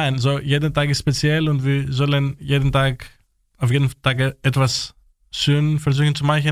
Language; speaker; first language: German; non-native, learner; Greek